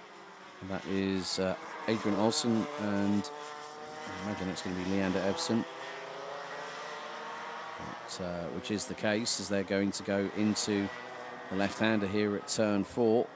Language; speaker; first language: English; non-native, fluent; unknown